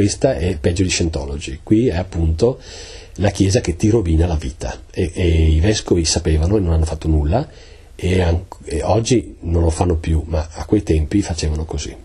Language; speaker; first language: Italian; native; Italian